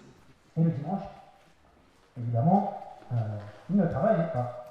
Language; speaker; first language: French; native; French